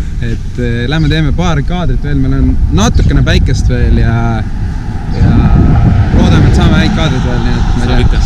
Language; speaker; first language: Estonian; native; Estonian